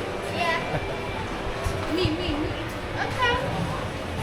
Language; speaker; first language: English; non-native, learner; Indonesian